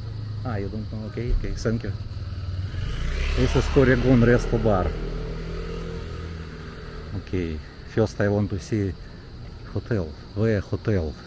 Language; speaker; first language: English; non-native, learner; Russian